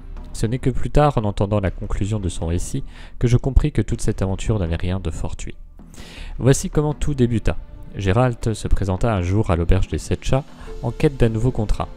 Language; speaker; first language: French; native; French